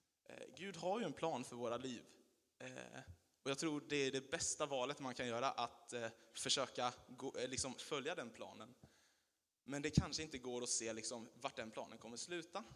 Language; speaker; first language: Swedish; native; Swedish